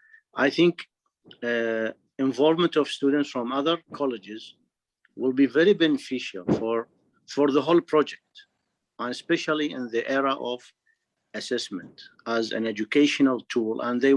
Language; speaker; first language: English; non-native, fluent; Arabic